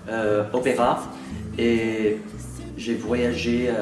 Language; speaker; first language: French; non-native, fluent; English